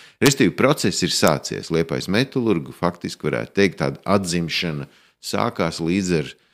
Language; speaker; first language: Latvian; native; Latvian